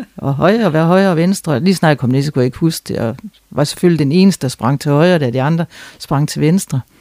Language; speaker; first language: Danish; native; Danish